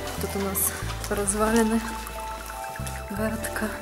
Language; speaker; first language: Russian; native; Russian